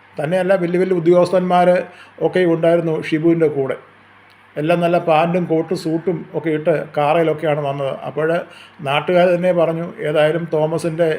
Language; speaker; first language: Malayalam; native; Malayalam